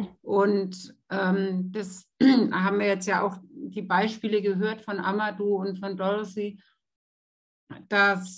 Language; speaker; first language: German; native; German